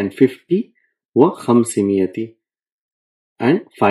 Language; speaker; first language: Arabic; non-native, fluent; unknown